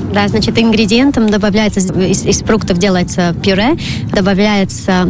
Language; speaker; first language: Russian; non-native, local second language; Latvian